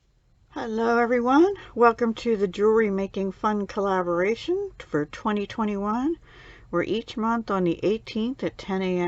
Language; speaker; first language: English; native; English